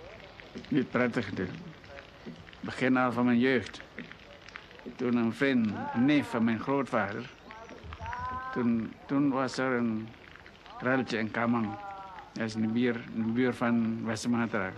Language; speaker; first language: Dutch; non-native, local second language; Indonesian